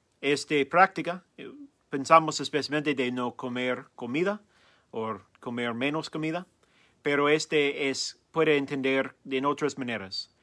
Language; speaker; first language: Spanish; non-native, learner; English